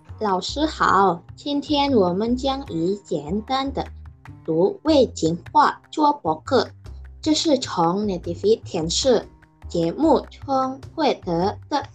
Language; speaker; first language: Chinese; non-native, learner; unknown